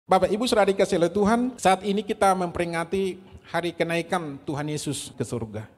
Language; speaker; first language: Indonesian; native; Indonesian